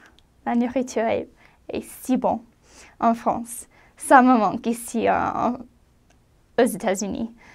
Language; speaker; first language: French; non-native, fluent; English